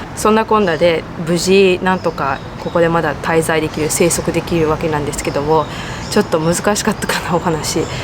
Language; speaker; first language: Japanese; early bilingual, heritage; Japanese